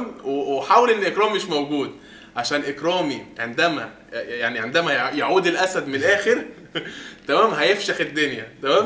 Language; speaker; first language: Arabic; native; Arabic